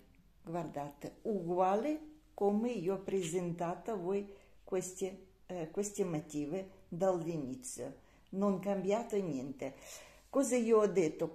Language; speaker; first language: Italian; non-native, learner; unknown